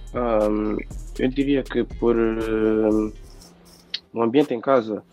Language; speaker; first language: Portuguese; native; Portuguese